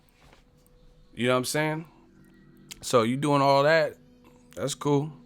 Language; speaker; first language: English; native; English